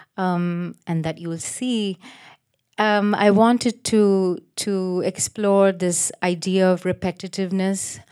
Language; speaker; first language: English; native; English